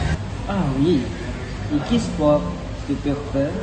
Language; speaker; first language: French; non-native, learner; Malay